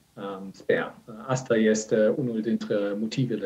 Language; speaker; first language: Romanian; non-native, learner; German